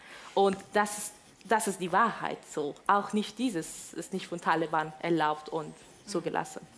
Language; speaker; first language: German; non-native, fluent; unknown